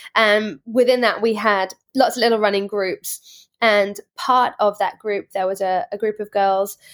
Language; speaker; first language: English; native; English